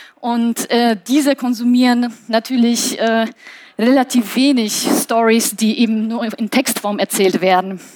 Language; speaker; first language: German; non-native, fluent; Polish